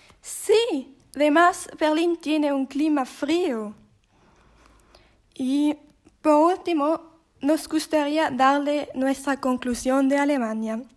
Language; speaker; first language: Spanish; non-native, learner; Swiss German